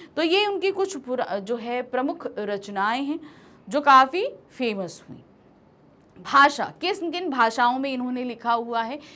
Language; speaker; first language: Hindi; native; Hindi